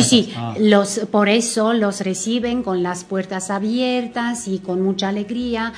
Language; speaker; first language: Spanish; non-native, fluent; Romanian